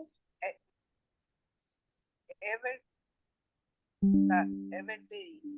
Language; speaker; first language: English; non-native, learner; Portuguese